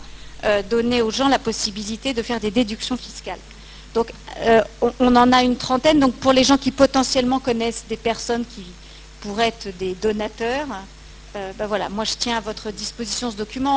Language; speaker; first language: French; native; French